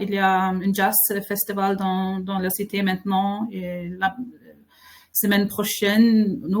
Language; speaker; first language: French; non-native, fluent; Faroese